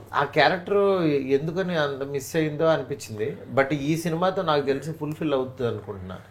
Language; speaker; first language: Telugu; native; Telugu